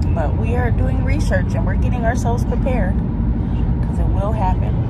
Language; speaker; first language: English; native; English